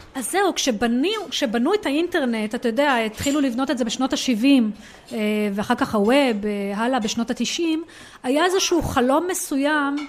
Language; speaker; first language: Hebrew; non-native, local second language; Arabic